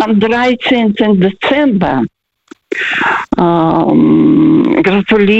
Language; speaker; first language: German; non-native, fluent; Russian